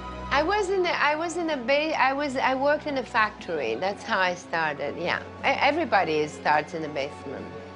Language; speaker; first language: English; non-native, fluent; French